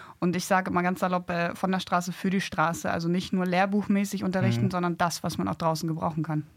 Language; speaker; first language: German; native; German